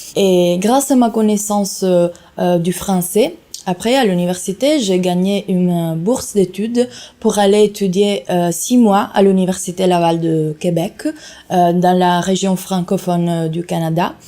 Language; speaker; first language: French; non-native, fluent; Italian